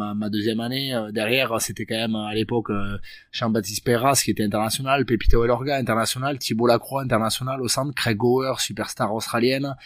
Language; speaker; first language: French; native; French